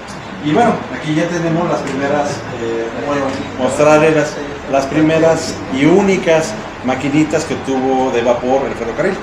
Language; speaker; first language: Spanish; native; Spanish